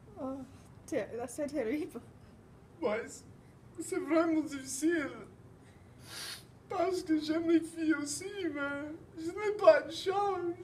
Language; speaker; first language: French; non-native, learner; English